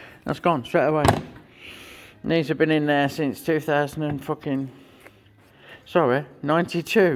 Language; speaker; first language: English; native; English